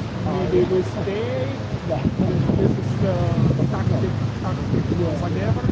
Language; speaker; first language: English; non-native, learner; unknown